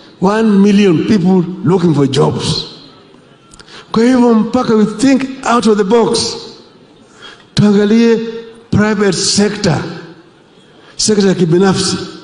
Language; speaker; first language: English; non-native, local second language; Luo (Kenya and Tanzania)